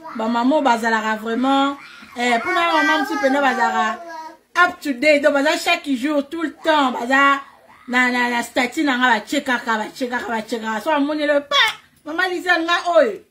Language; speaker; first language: French; non-native, local second language; Lingala